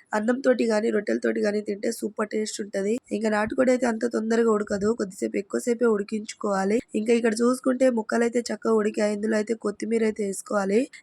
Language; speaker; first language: Telugu; native; Telugu